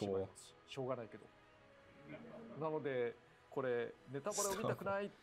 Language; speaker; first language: Japanese; native; Japanese